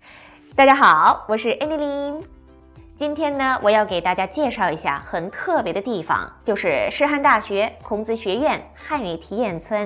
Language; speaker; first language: Chinese; non-native, fluent; Korean